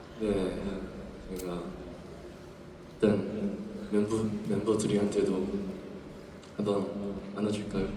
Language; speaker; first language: Korean; non-native, learner; Chinese